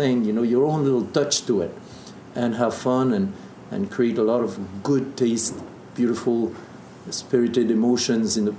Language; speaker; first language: English; non-native, fluent; French